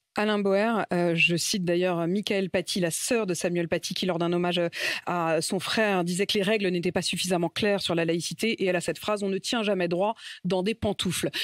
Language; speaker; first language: French; native; French